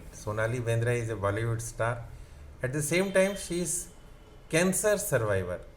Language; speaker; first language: English; non-native, local second language; Hindi